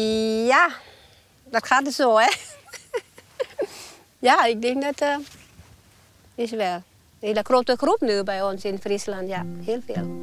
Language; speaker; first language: Dutch; non-native, learner; Thai